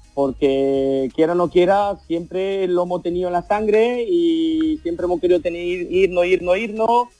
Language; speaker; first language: Spanish; early bilingual, heritage; Spanish